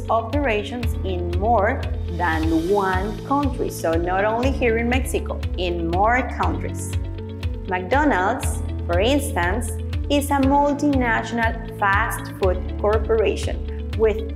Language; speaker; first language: English; non-native, fluent; Spanish